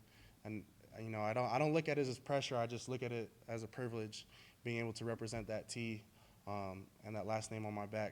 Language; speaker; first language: English; native; English